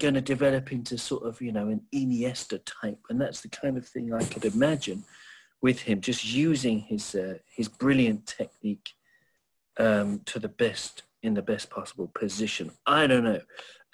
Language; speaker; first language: English; native; English